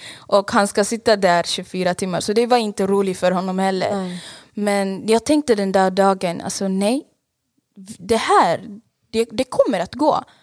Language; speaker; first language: Swedish; non-native, fluent; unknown